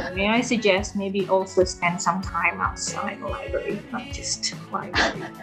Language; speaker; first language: English; early bilingual, other home language; Indonesian